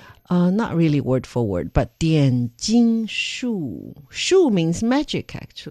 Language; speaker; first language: English; non-native, fluent; Chinese